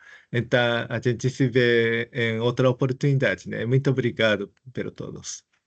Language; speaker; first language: Portuguese; non-native, fluent; Japanese